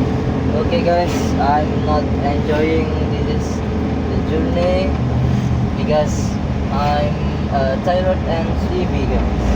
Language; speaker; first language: English; non-native, learner; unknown